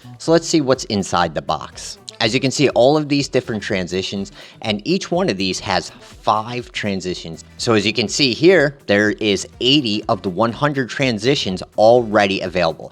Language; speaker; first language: English; native; English